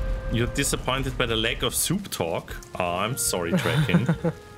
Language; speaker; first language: English; non-native, fluent; German